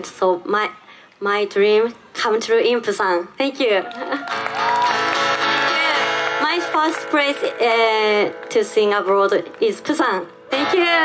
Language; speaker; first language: English; non-native, learner; Japanese